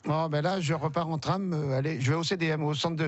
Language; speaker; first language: French; native; French